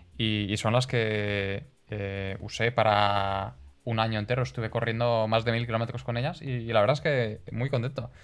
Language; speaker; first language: Spanish; non-native, fluent; Hungarian